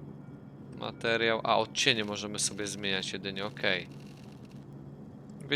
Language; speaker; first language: Polish; native; Polish